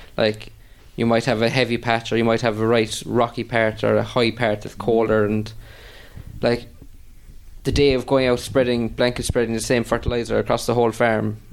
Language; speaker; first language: English; native; English